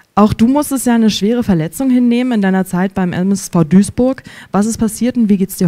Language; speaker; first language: German; native; German